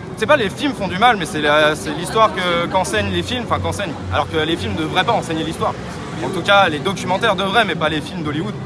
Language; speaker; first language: French; native; French